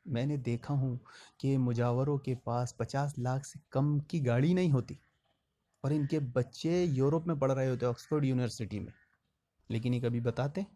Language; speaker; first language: Urdu; native; Urdu